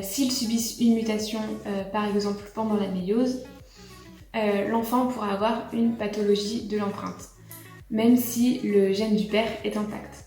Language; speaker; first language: French; native; French